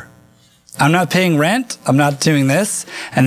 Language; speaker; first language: English; native; English